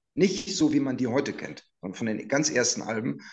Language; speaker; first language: German; native; German